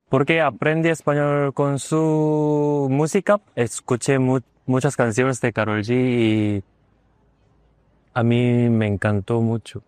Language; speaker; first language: Spanish; non-native, learner; Korean